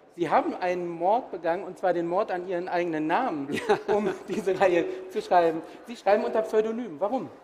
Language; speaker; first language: German; native; German